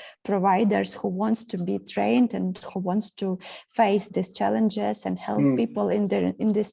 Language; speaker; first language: English; non-native, fluent; Ukrainian